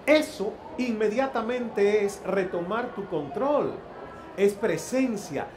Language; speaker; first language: Spanish; native; Spanish